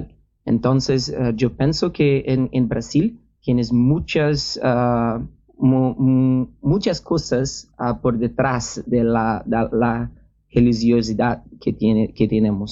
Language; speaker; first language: Spanish; non-native, learner; Portuguese